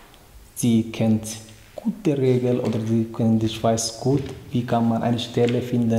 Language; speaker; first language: German; non-native, learner; Tigrinya